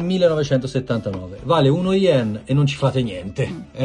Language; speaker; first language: Italian; native; Italian